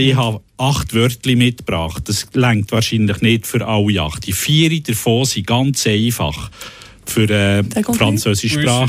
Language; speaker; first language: German; native; German